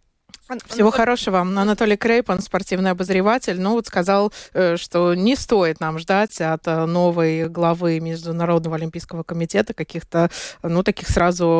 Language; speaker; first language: Russian; native; Russian